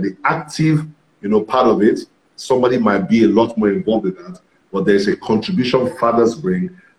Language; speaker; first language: English; non-native, local second language; Yoruba